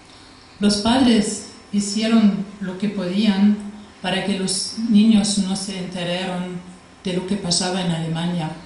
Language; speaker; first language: Spanish; non-native, fluent; German